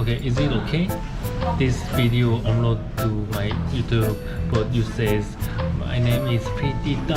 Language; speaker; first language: English; non-native, learner; Korean